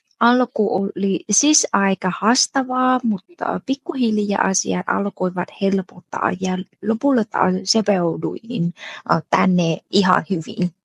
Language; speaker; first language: Finnish; non-native, fluent; Vietnamese